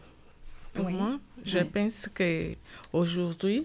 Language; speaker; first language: French; non-native, learner; Portuguese